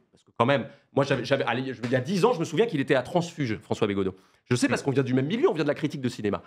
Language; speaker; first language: French; native; French